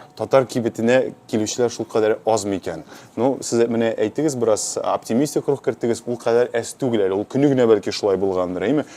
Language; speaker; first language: Tatar; native; Tatar